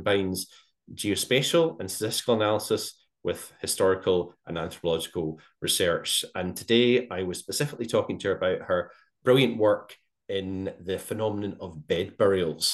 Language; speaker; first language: English; native; English